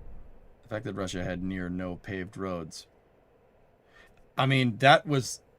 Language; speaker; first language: English; native; English